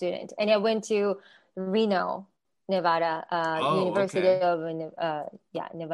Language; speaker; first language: English; non-native, learner; Japanese